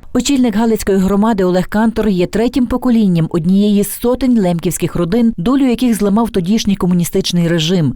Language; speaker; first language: Ukrainian; native; Ukrainian